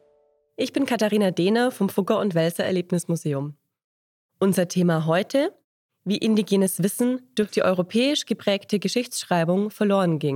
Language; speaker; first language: German; native; German